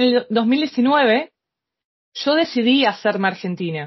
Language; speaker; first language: Spanish; native; Spanish